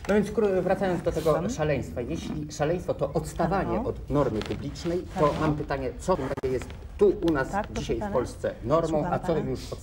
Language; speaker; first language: Polish; native; Polish